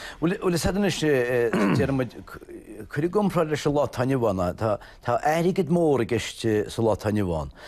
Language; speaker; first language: Irish; native; Irish